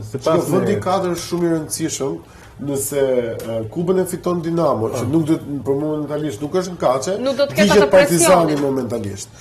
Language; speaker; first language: Albanian; native; Albanian